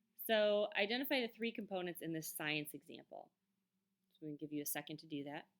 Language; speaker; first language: English; native; English